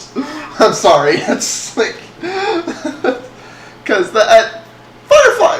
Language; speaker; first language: English; native; English